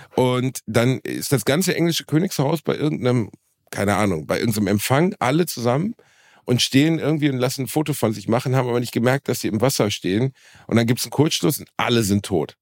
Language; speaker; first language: German; native; German